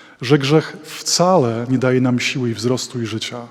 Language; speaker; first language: Polish; native; Polish